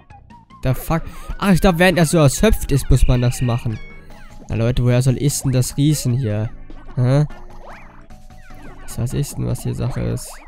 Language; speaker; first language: German; native; German